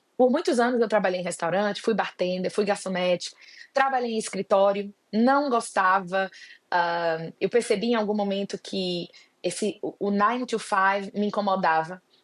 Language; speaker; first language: Portuguese; native; Portuguese